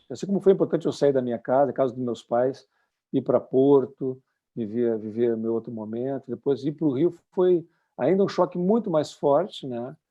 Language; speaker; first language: Portuguese; native; Portuguese